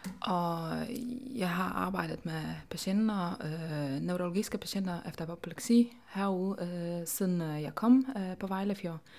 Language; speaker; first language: Danish; non-native, fluent; Polish